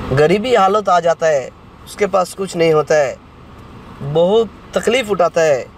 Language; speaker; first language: Hindi; non-native, local second language; Bangla